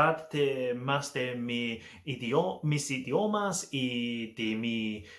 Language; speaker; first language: Spanish; non-native, learner; English